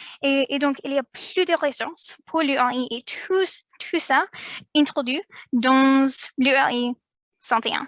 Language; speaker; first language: French; non-native, learner; English